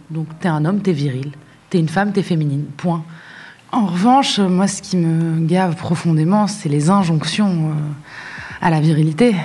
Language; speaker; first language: French; non-native, local second language; Arabic